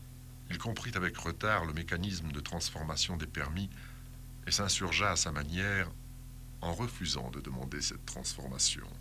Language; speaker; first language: French; native; French